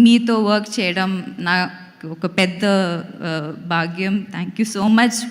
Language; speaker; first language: Telugu; non-native, local second language; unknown